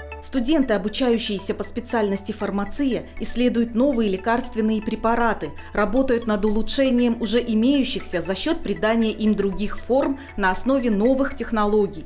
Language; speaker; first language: Russian; native; Russian